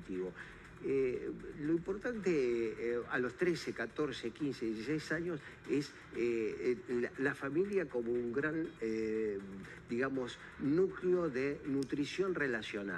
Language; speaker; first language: Spanish; native; Spanish